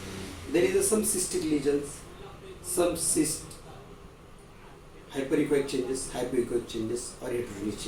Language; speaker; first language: English; non-native, local second language; Marathi